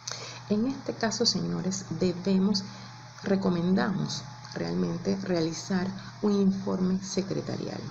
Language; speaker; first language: Spanish; native; Spanish